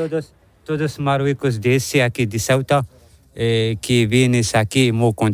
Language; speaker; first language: Spanish; non-native, learner; Arabic